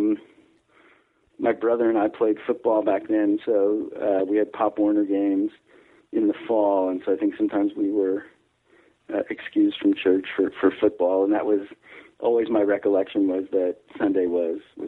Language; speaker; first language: English; native; English